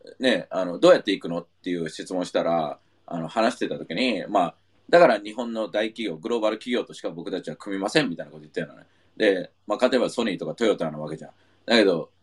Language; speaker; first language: Japanese; non-native, fluent; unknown